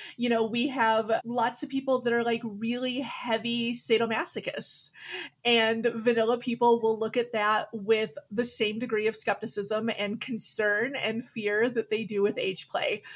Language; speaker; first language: English; native; English